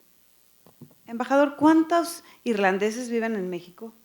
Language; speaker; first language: Spanish; native; Spanish